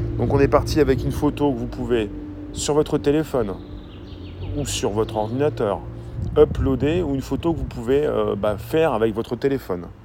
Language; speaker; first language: French; native; French